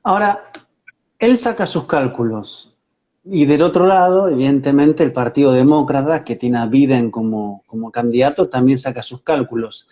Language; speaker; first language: Spanish; native; Spanish